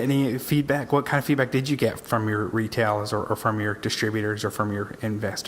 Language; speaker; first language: English; native; English